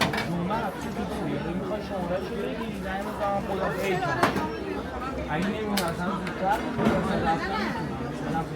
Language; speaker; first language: Persian; native; Persian